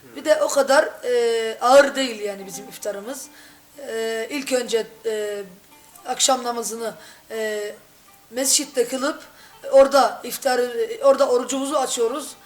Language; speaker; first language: Turkish; non-native, fluent; Arabic